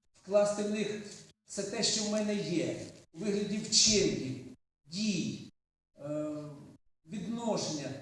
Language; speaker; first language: Ukrainian; native; Ukrainian